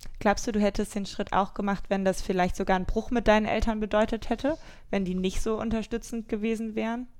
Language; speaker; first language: German; native; German